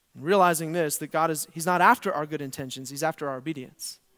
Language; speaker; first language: English; native; English